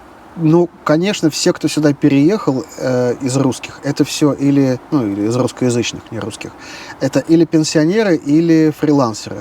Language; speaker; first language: Russian; native; Russian